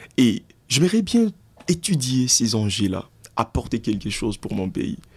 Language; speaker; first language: French; non-native, local second language; Lingala